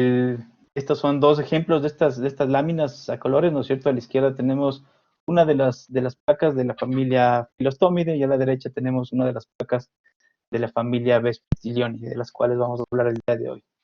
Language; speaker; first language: Spanish; native; Spanish